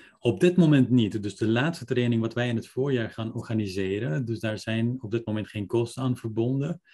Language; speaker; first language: Dutch; early bilingual, other home language; Persian